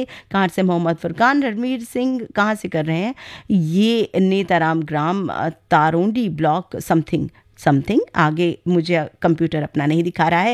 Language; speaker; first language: Hindi; native; Hindi